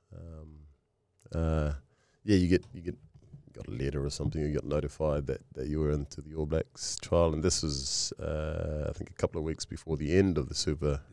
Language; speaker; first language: English; early bilingual, other home language; Tongan